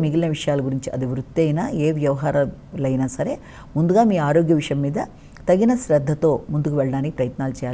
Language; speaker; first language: Telugu; native; Telugu